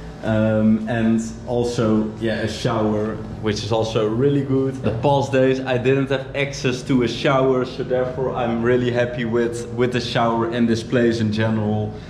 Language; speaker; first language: English; non-native, fluent; Dutch